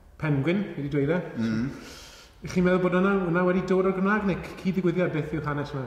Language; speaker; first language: Welsh; native; Welsh